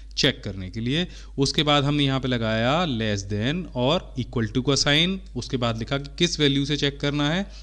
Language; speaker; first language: Hindi; native; Hindi